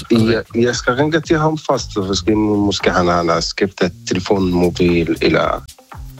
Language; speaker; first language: Danish; non-native, learner; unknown